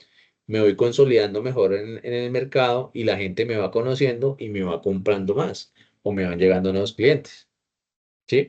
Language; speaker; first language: Spanish; native; Spanish